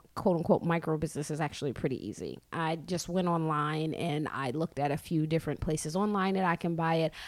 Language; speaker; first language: English; native; English